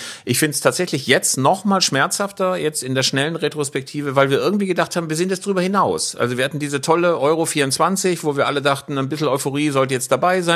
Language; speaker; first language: German; native; German